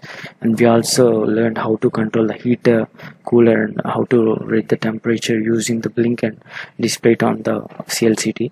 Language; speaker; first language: English; non-native, local second language; Telugu